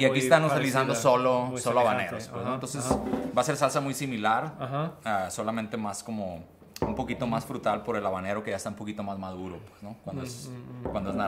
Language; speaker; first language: Spanish; native; Spanish